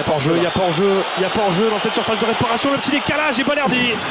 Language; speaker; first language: French; native; French